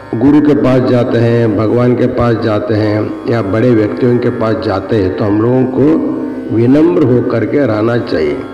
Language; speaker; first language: Hindi; non-native, local second language; Kannada